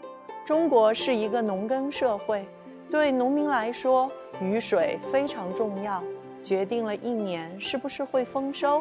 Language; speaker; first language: Chinese; native; Chinese